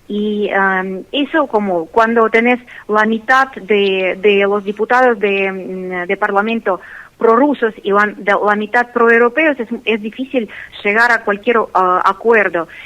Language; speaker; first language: Spanish; non-native, fluent; Russian